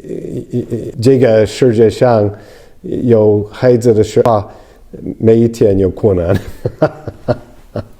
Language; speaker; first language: Chinese; non-native, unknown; English